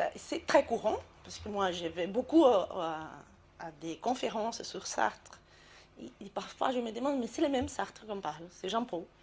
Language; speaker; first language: French; non-native, fluent; Portuguese